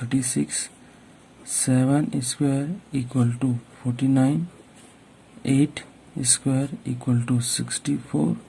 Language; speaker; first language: English; non-native, local second language; Hindi